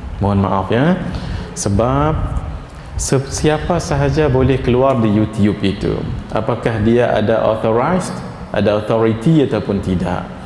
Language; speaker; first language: Malay; native; Malay